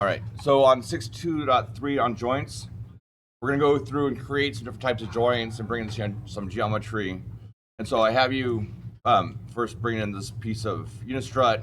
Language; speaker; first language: English; native; English